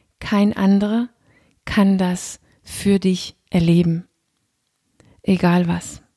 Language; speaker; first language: German; non-native, fluent; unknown